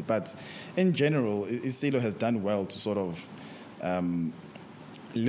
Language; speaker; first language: English; non-native, local second language; Zulu